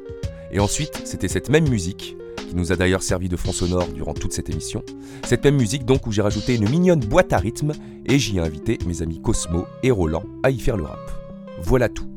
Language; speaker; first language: French; native; French